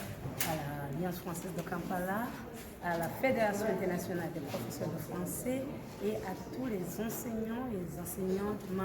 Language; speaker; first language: French; non-native, fluent; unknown